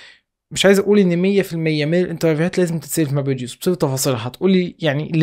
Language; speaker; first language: Arabic; native; Arabic